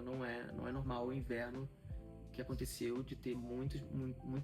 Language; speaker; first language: Portuguese; native; Portuguese